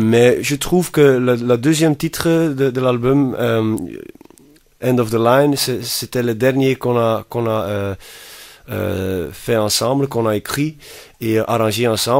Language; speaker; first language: French; non-native, fluent; Dutch